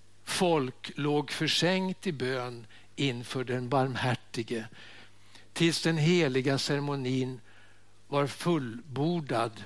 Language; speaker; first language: Swedish; native; Swedish